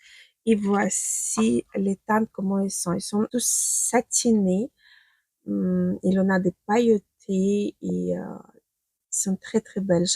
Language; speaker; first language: French; non-native, fluent; Ukrainian